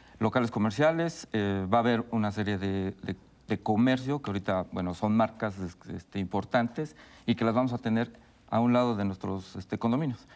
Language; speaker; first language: Spanish; native; Spanish